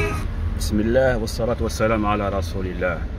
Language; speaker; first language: Arabic; native; Arabic